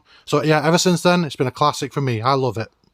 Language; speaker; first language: English; native; English